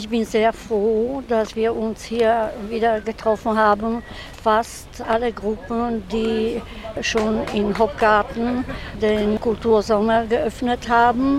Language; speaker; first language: German; non-native, local second language; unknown